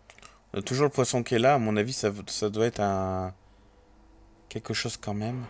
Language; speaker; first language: French; native; French